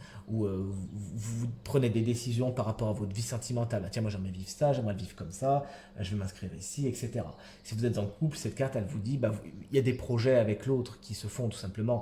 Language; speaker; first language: French; native; French